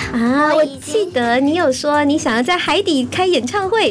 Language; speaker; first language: Chinese; native; Chinese